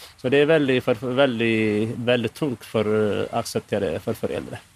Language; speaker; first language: Norwegian; non-native, fluent; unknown